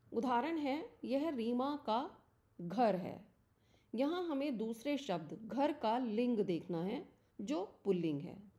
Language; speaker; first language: Hindi; native; Hindi